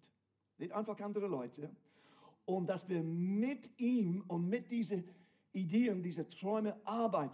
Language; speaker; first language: German; non-native, fluent; English